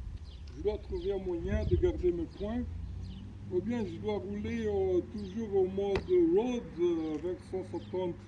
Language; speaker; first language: French; non-native, fluent; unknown